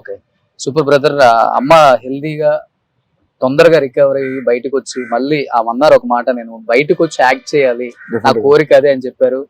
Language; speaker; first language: Telugu; native; Telugu